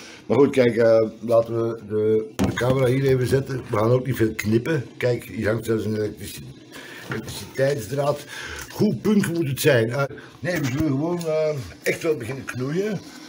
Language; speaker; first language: Dutch; native; Dutch